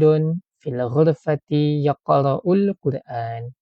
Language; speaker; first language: Arabic; non-native, fluent; Malay